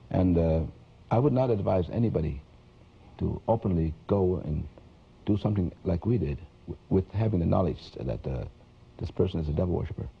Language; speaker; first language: English; native; English